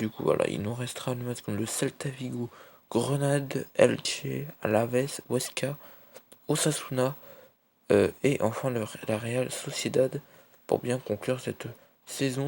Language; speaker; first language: French; native; French